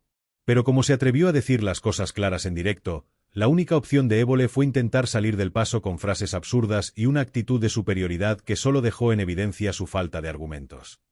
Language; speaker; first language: Spanish; native; Spanish